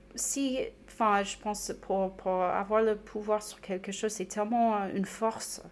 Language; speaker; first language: French; non-native, fluent; English